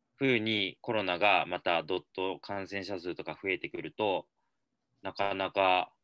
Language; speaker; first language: Japanese; native; Japanese